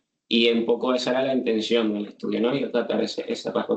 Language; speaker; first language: Spanish; native; Spanish